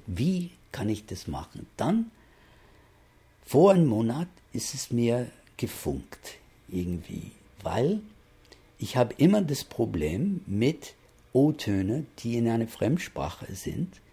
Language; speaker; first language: German; non-native, fluent; English